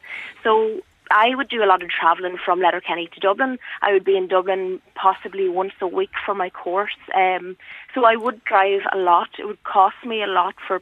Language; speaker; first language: English; native; English